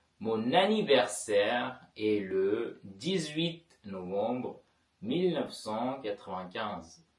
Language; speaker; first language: French; non-native, fluent; Tamil